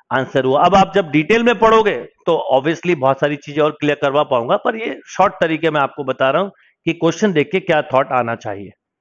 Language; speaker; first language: Hindi; native; Hindi